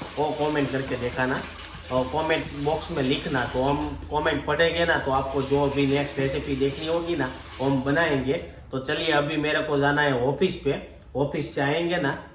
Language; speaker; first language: Hindi; non-native, local second language; Gujarati